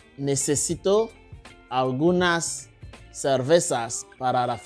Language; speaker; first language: Spanish; non-native, local second language; Haitian Creole